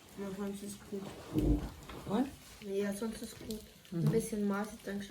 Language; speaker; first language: German; early bilingual, other home language; Thai